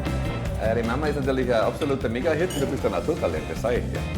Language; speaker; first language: German; native; German